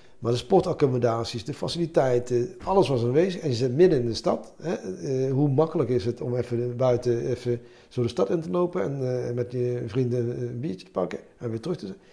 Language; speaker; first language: Dutch; early bilingual, other home language; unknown